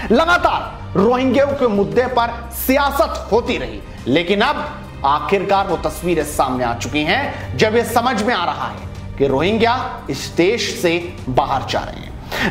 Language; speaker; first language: Hindi; native; Hindi